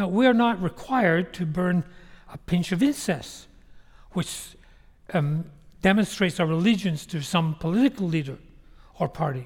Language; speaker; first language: English; native; English